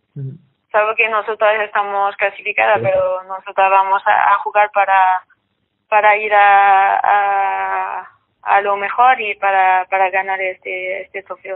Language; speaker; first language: Spanish; non-native, fluent; French